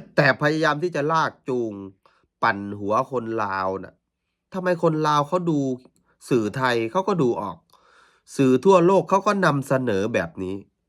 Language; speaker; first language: Thai; native; Thai